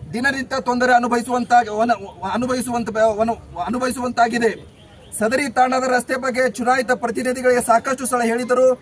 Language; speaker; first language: Kannada; non-native, local second language; Lambadi